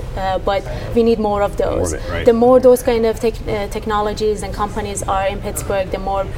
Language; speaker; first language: English; non-native, fluent; Persian